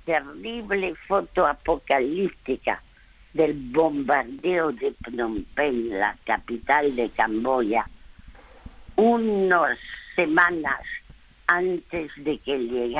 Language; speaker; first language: Spanish; early bilingual, other home language; French